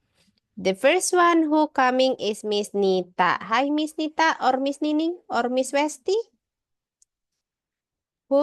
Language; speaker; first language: English; non-native, learner; Indonesian